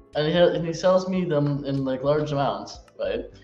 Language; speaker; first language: English; native; English